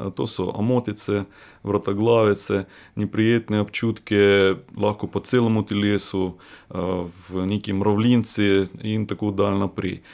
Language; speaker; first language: Slovenian; non-native, fluent; Russian